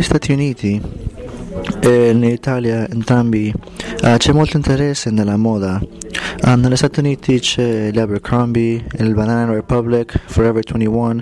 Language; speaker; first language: Italian; non-native, learner; English